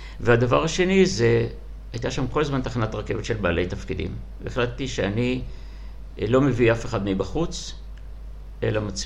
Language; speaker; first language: Hebrew; non-native, fluent; Russian